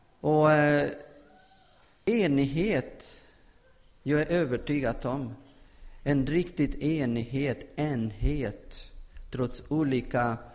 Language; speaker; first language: Swedish; non-native, fluent; Spanish